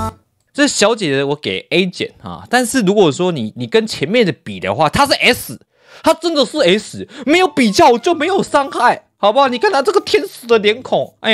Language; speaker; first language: Chinese; native; Chinese